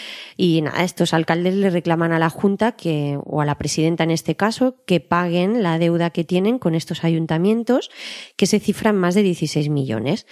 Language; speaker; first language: Spanish; native; Spanish